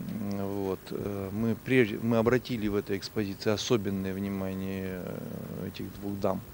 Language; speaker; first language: Russian; native; Russian